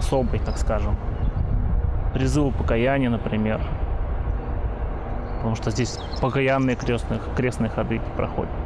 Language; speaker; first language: Russian; native; Russian